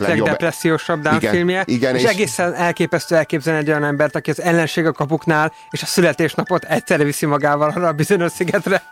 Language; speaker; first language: Hungarian; native; Hungarian